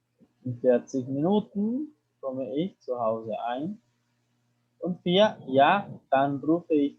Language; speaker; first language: German; non-native, learner; Spanish